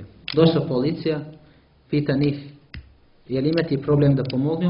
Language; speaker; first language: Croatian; non-native, learner; Arabic